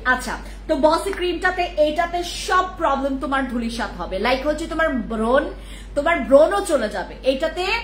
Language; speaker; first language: Bangla; non-native, local second language; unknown